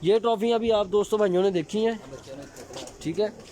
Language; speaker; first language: Urdu; non-native, local second language; Punjabi